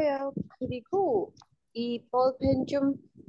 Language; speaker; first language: Korean; non-native, learner; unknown